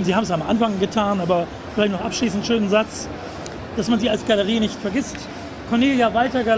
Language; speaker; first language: German; native; German